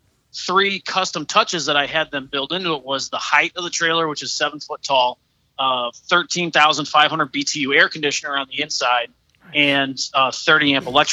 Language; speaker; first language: English; native; English